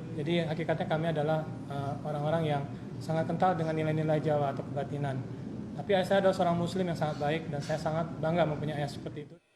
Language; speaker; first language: Indonesian; native; Indonesian